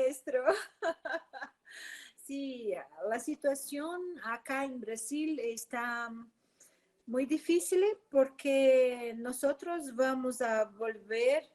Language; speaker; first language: Spanish; non-native, fluent; Portuguese